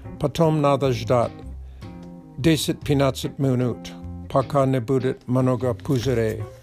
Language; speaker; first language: Russian; non-native, learner; English